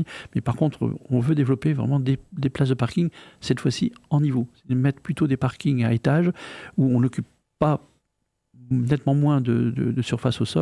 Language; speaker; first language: French; native; French